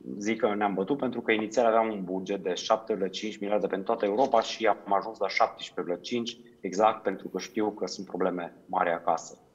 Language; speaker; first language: Romanian; native; Romanian